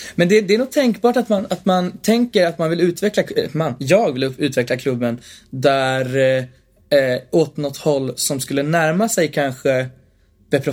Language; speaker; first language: Swedish; native; Swedish